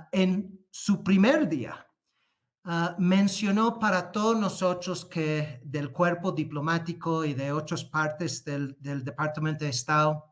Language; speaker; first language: Spanish; non-native, fluent; English